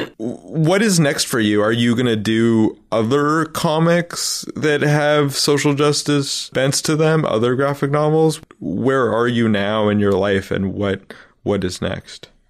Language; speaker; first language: English; native; English